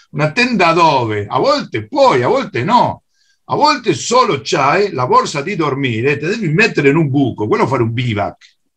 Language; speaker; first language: Italian; non-native, fluent; Spanish